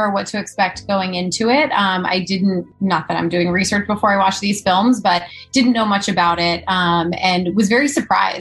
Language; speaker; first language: English; native; English